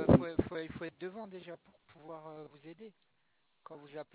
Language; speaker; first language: French; native; French